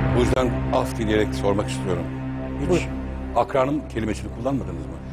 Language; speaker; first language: Turkish; native; Turkish